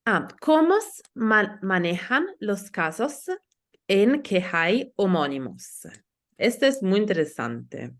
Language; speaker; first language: Spanish; non-native, learner; Italian